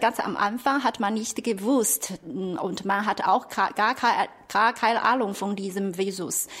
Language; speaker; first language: German; non-native, fluent; Chinese